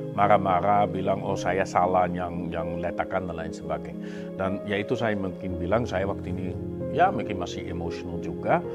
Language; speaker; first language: Indonesian; non-native, fluent; Dutch